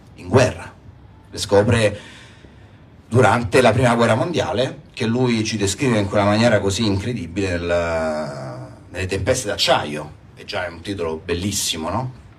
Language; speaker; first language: Italian; native; Italian